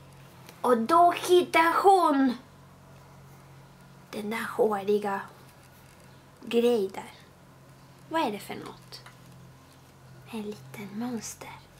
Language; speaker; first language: Swedish; non-native, fluent; Spanish